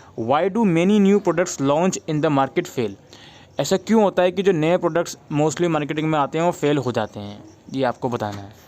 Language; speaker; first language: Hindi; native; Hindi